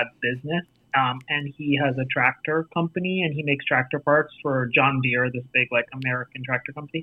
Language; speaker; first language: English; non-native, local second language; Hindi